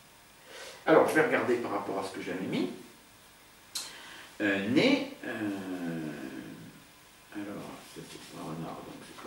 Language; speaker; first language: French; native; French